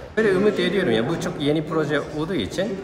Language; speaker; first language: Turkish; non-native, fluent; Japanese